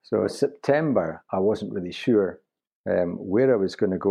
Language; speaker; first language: English; native; English